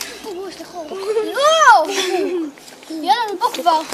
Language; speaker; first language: Hebrew; native; Hebrew